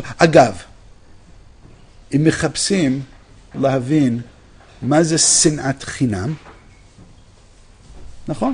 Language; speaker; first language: Hebrew; non-native, fluent; English